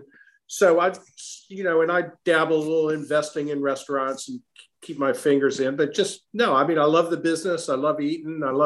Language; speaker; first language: English; native; English